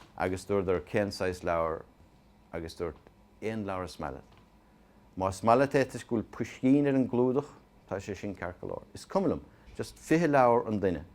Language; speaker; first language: Irish; native; Irish